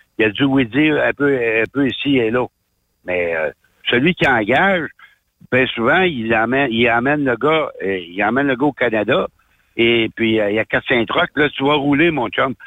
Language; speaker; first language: French; native; French